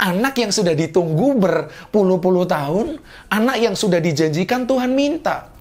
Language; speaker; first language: Indonesian; native; Indonesian